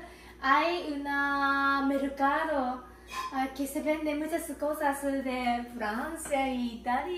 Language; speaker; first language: Spanish; non-native, learner; Japanese